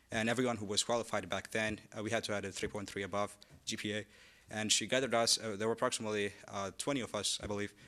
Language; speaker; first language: English; non-native, fluent; Amharic